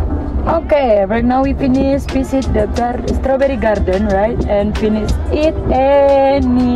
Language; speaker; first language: English; non-native, learner; Indonesian